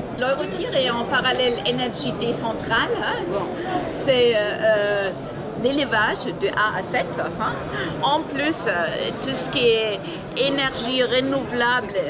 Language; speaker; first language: French; non-native, fluent; German